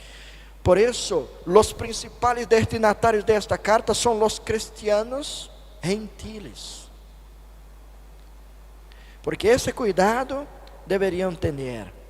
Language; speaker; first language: Spanish; non-native, fluent; Portuguese